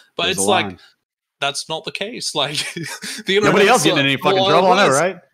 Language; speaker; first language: English; native; English